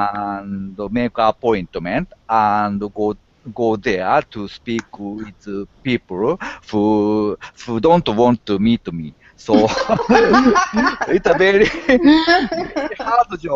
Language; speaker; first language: English; non-native, learner; Japanese